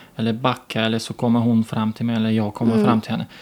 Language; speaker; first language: Swedish; non-native, fluent; Ukrainian